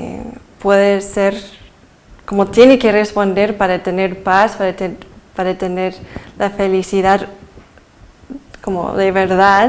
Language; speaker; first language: Spanish; early bilingual, heritage; Spanish